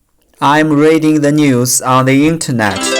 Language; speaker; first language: English; non-native, learner; Chinese